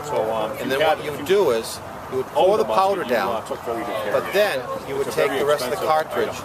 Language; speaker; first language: English; native; English